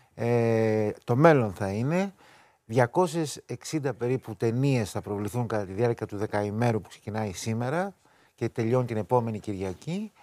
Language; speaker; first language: Greek; native; Greek